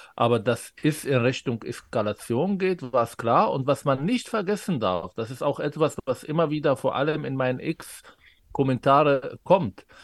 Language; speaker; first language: German; non-native, fluent; Arabic